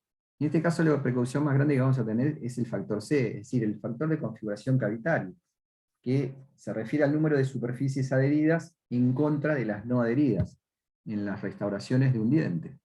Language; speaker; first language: Spanish; native; Spanish